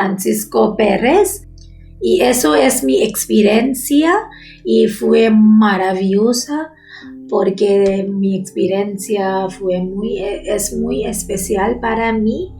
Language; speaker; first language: Spanish; non-native, learner; Bangla